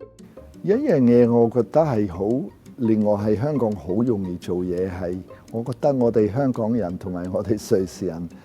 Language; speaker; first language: Cantonese; non-native, fluent; German